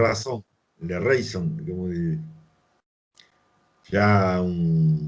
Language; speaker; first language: French; non-native, learner; Spanish